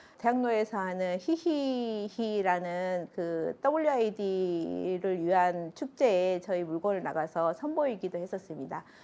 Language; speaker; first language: Korean; native; Korean